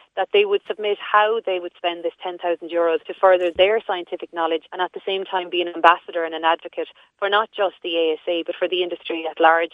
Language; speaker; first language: English; native; English